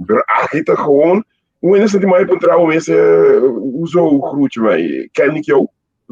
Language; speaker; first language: Dutch; non-native, local second language; Papiamento